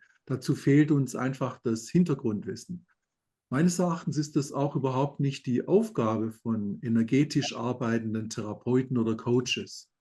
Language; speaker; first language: German; native; German